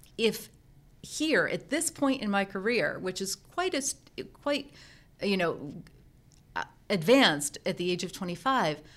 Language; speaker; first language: English; native; English